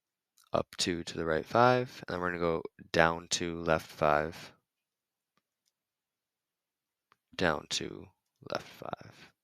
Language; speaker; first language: English; native; English